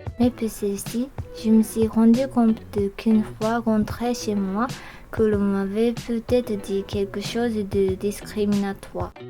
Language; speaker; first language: French; non-native, learner; Japanese